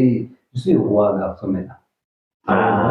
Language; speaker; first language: French; non-native, learner; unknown